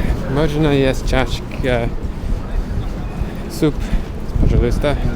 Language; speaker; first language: Russian; non-native, learner; English